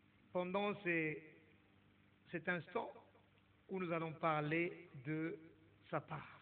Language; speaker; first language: French; non-native, local second language; Lingala